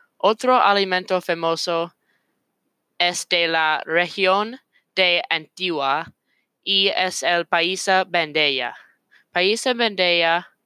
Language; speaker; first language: Spanish; non-native, learner; English